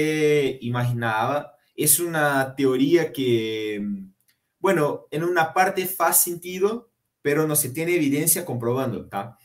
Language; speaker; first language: Spanish; non-native, fluent; Portuguese